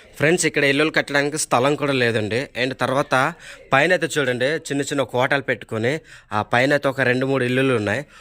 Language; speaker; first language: Telugu; native; Telugu